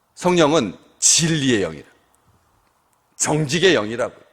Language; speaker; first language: Korean; native; Korean